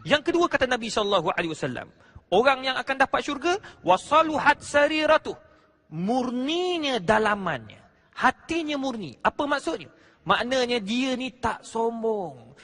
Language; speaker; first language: Malay; native; Malay